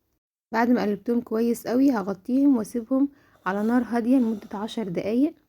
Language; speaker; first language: Arabic; native; Arabic